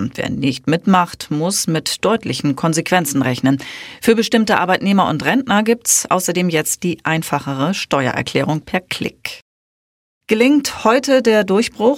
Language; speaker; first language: German; native; German